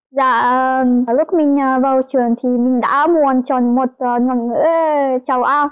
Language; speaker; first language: Vietnamese; non-native, fluent; Ukrainian